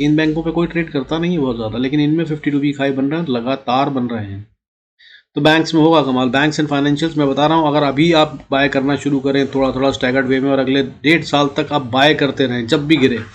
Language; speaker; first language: Hindi; native; Hindi